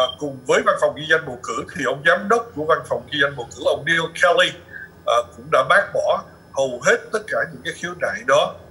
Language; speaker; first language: Vietnamese; early bilingual, other home language; English